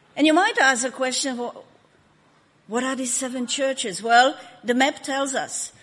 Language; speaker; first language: English; non-native, fluent; Hungarian